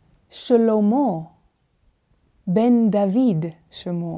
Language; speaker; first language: Hebrew; non-native, fluent; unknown